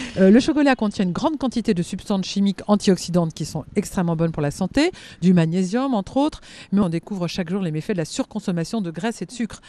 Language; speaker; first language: French; native; French